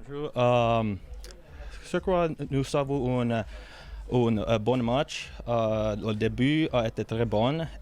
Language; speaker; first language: French; non-native, learner; Swedish